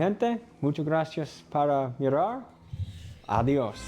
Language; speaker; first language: Spanish; non-native, learner; English